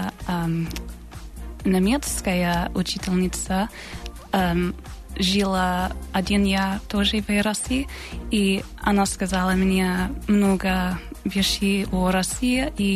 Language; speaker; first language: Russian; non-native, learner; English